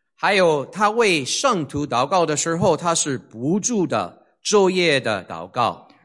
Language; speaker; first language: Chinese; non-native, fluent; English